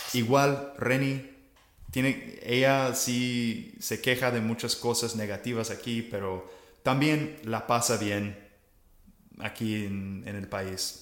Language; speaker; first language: Spanish; non-native, fluent; English